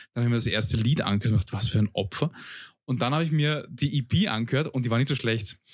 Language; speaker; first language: German; early bilingual, other home language; Bosnian